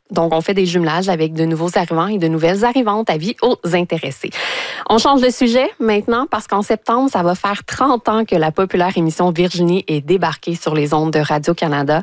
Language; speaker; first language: French; native; French